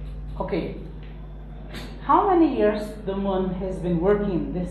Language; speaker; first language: English; non-native, local second language; Nepali